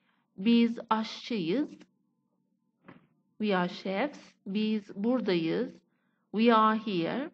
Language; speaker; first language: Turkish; non-native, fluent; Persian